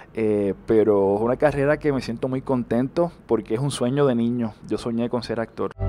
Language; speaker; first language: Spanish; native; Spanish